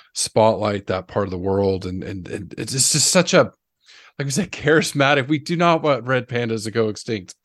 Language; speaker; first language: English; native; English